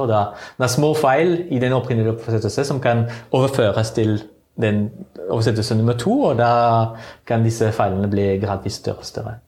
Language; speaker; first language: Norwegian; non-native, fluent; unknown